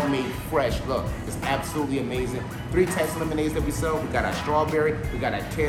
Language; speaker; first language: English; native; English